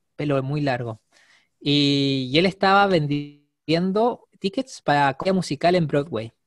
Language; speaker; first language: Spanish; native; Spanish